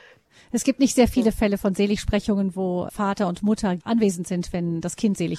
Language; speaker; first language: German; native; German